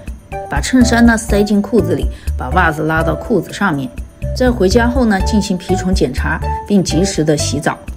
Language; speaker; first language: Chinese; native; Chinese